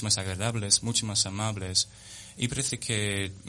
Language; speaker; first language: Spanish; non-native, fluent; English